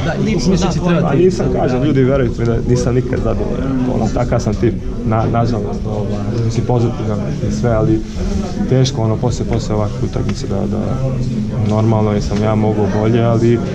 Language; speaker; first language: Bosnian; early bilingual, heritage; Croatian